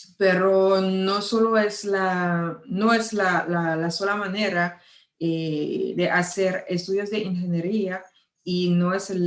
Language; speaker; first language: Spanish; non-native, fluent; French